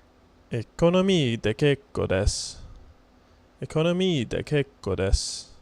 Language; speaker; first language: Japanese; non-native, learner; English